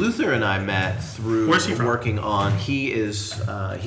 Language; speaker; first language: English; native; English